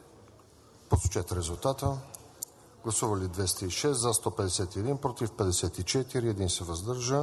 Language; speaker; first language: Bulgarian; native; Bulgarian